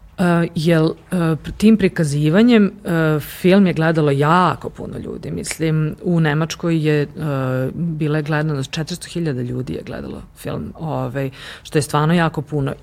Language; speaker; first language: Serbian; native; Serbian